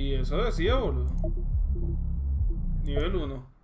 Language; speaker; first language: Spanish; native; Spanish